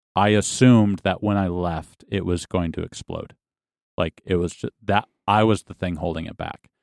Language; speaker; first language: English; native; English